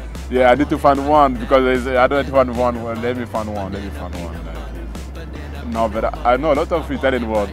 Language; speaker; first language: English; non-native, fluent; French